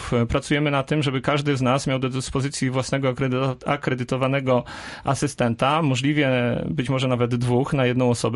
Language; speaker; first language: Polish; native; Polish